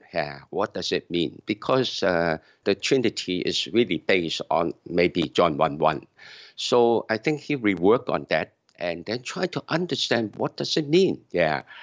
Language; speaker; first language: English; non-native, local second language; Cantonese